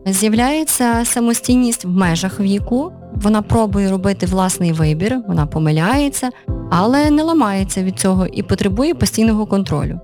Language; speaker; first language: Ukrainian; native; Ukrainian